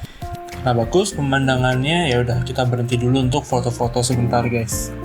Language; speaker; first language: Indonesian; native; Indonesian